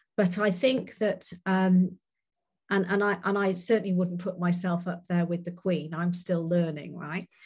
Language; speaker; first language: English; native; English